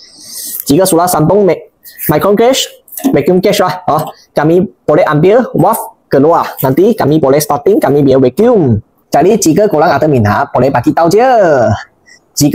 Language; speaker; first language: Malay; non-native, local second language; Chinese